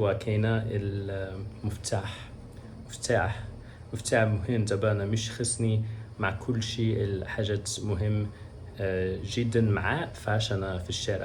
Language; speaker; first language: Arabic; non-native, learner; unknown